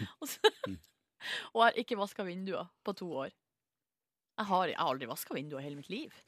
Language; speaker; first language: Norwegian; native; Norwegian